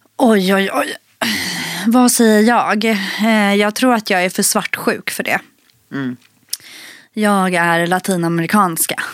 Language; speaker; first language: Swedish; early bilingual, other home language; Spanish